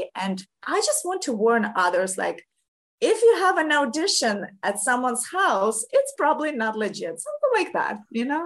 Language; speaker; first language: English; non-native, fluent; Ukrainian